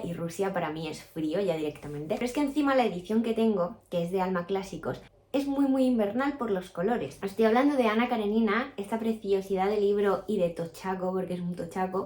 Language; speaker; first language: Spanish; native; Spanish